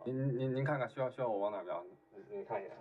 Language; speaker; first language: Chinese; native; Chinese